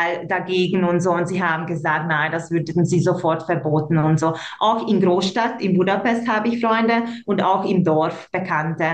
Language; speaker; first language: German; non-native, local second language; Hungarian